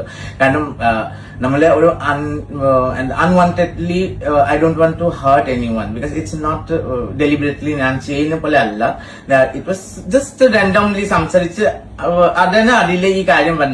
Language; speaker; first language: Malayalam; non-native, local second language; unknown